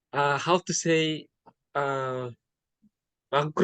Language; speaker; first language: English; non-native, learner; Indonesian